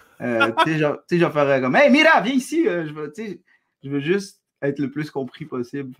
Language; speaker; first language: French; early bilingual, other home language; Arabic